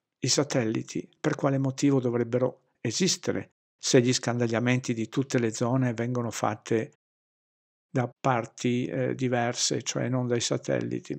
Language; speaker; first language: Italian; native; Italian